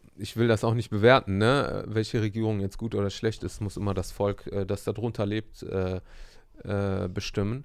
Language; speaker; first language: German; native; German